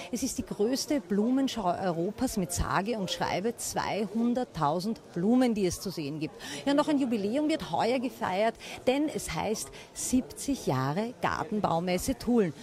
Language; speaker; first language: German; native; German